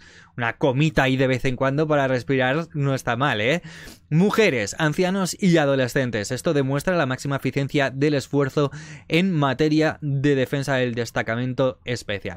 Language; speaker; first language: Spanish; native; Spanish